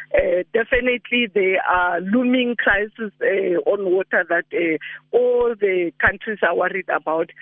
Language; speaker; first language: English; non-native, local second language; Northern Sotho